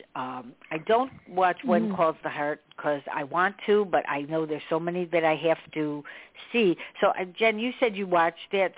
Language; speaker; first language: English; native; English